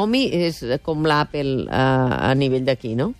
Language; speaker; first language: Catalan; native; Catalan